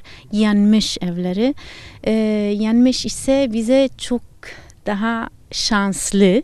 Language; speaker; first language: Turkish; non-native, fluent; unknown